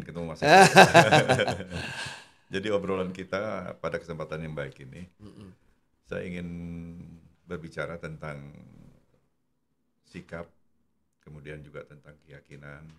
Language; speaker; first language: Indonesian; non-native, local second language; Javanese